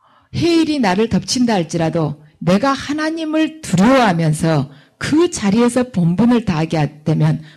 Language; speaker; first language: Korean; native; Korean